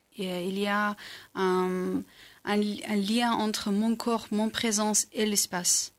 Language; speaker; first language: French; non-native, learner; Persian